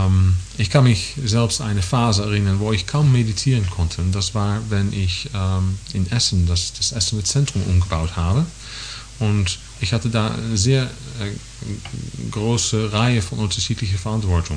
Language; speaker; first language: German; non-native, fluent; English